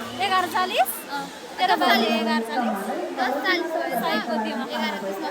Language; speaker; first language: Nepali; non-native, local second language; Eastern Tamang